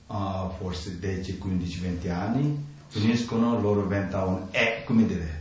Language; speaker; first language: Italian; non-native, learner; Tibetan